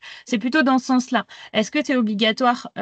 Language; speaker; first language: French; native; French